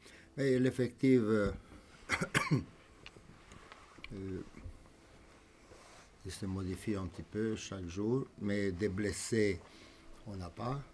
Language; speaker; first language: French; non-native, fluent; Romanian